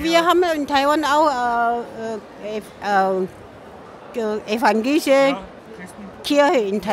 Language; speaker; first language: German; non-native, fluent; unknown